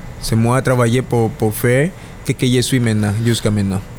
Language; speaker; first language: French; non-native, learner; Spanish